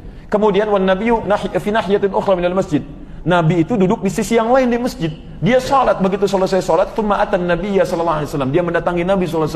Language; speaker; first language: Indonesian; native; Indonesian